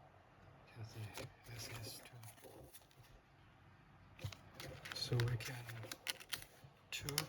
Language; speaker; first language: English; non-native, learner; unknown